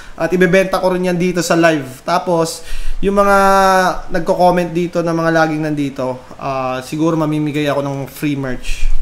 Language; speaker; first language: Filipino; native; Filipino